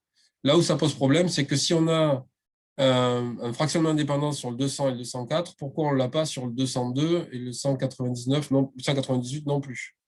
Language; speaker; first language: French; native; French